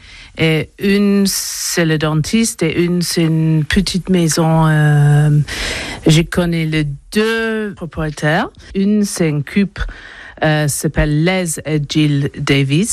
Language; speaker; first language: French; non-native, learner; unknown